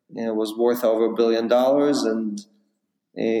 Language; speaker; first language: English; non-native, fluent; Russian